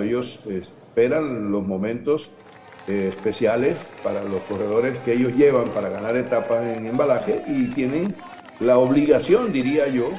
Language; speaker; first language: Spanish; native; Spanish